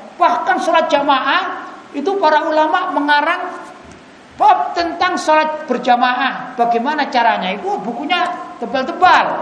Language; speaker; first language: Indonesian; native; Indonesian